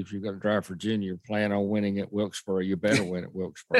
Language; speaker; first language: English; native; English